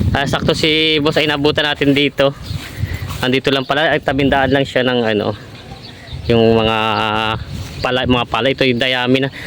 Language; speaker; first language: Filipino; native; Filipino